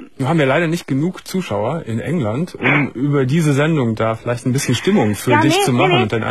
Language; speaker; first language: German; native; German